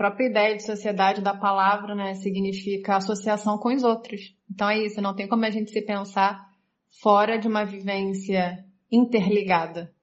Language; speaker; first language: Portuguese; native; Portuguese